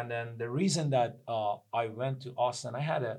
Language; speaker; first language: English; non-native, fluent; Persian